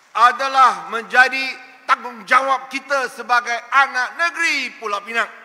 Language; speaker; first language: Malay; non-native, local second language; Chinese